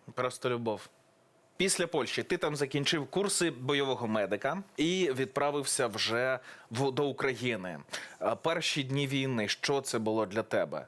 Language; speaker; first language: Ukrainian; native; Ukrainian